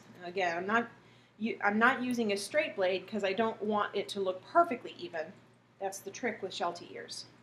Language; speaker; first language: English; native; English